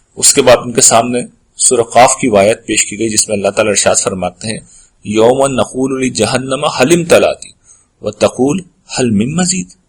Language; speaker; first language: Urdu; native; Urdu